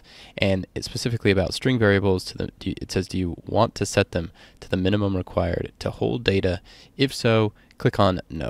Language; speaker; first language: English; native; English